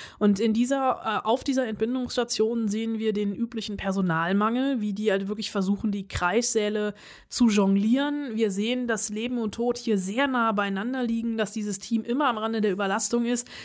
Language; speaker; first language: German; native; German